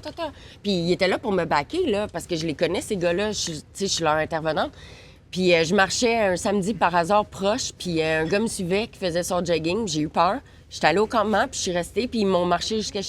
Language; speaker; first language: French; native; French